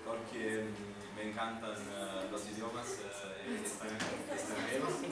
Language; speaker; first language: Spanish; non-native, learner; Italian